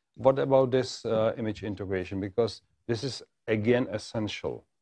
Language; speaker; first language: English; non-native, fluent; Czech